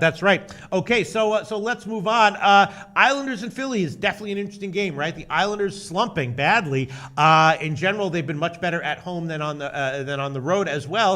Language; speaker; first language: English; native; English